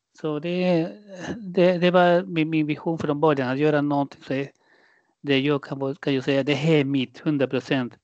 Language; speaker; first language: Swedish; non-native, fluent; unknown